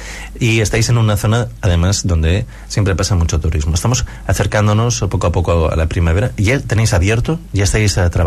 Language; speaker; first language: Spanish; native; Spanish